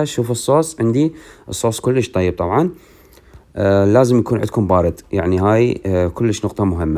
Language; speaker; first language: Arabic; native; Arabic